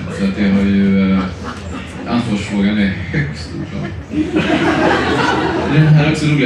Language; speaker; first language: Swedish; native; Swedish